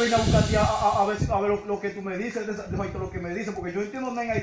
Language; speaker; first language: Spanish; native; Spanish